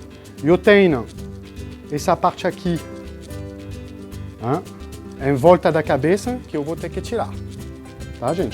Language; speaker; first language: Portuguese; non-native, fluent; French